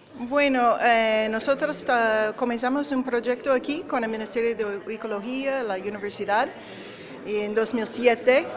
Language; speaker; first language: Spanish; non-native, learner; English